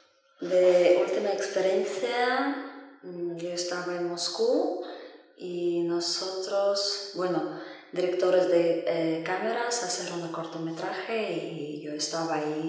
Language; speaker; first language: Spanish; non-native, learner; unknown